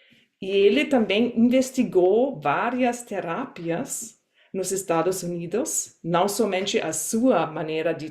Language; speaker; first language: Portuguese; non-native, fluent; German